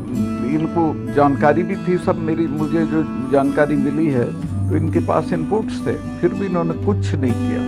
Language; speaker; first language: Hindi; native; Hindi